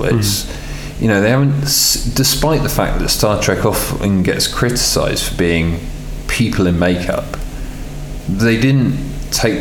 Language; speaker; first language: English; native; English